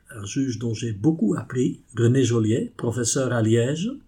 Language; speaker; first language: French; non-native, fluent; Dutch